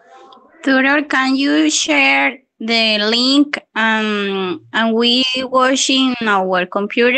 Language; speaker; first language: English; non-native, learner; Spanish